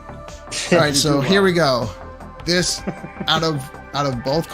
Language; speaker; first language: English; native; English